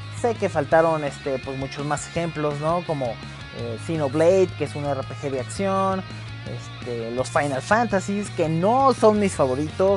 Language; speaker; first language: Spanish; native; Spanish